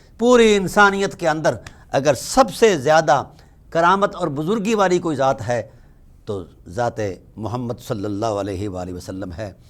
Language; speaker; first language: Urdu; non-native, local second language; Punjabi